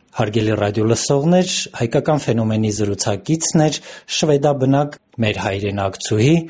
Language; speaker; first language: Armenian; native; Armenian